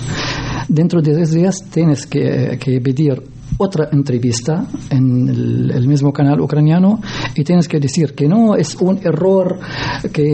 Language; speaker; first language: Spanish; non-native, learner; Arabic